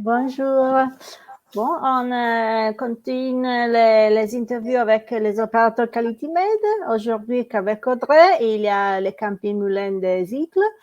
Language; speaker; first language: French; non-native, learner; Italian